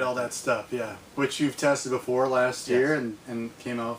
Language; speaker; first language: English; native; English